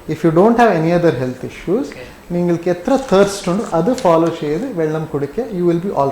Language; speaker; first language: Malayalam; non-native, learner; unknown